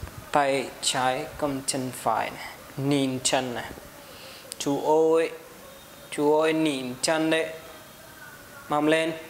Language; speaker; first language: Vietnamese; non-native, learner; Hindi